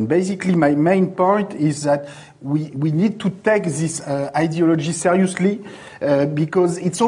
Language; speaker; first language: English; non-native, fluent; French